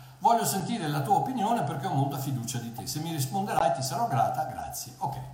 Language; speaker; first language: Italian; early bilingual, heritage; Italian